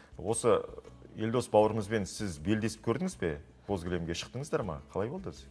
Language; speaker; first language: Kazakh; native; Kazakh